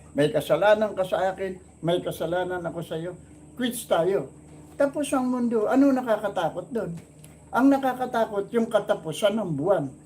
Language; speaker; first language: Filipino; non-native, local second language; Bikol